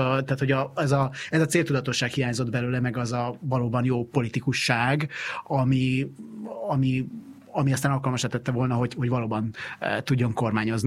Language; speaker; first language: Hungarian; native; Hungarian